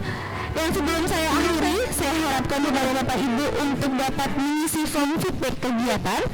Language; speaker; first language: Indonesian; native; Indonesian